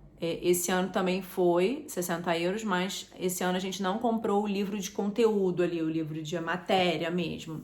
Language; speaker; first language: Portuguese; native; Portuguese